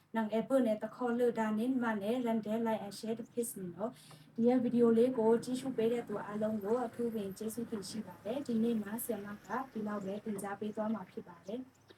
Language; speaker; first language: Burmese; non-native, local second language; Shwe Palaung